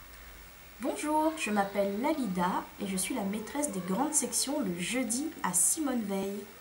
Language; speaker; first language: French; native; French